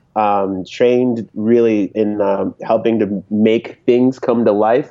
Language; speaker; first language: English; native; English